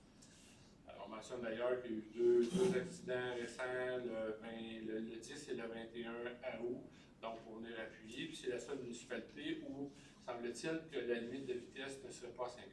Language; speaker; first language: French; native; French